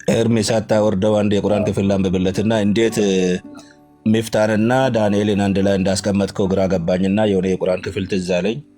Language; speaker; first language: Amharic; non-native, local second language; Oromo